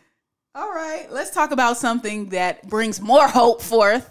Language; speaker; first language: English; native; English